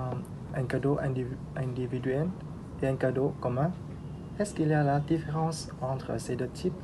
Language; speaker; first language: French; non-native, learner; Vietnamese